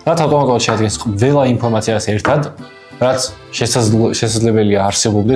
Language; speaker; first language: Georgian; native; Georgian